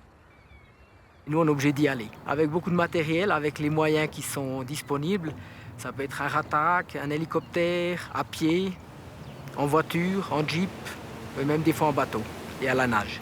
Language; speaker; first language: French; native; French